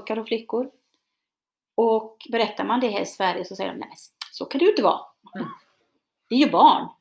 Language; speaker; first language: Swedish; early bilingual, other home language; Spanish